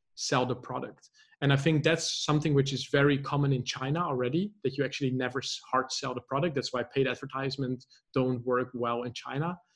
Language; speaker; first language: English; non-native, fluent; Dutch